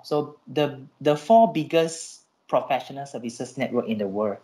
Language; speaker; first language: English; non-native, local second language; Chinese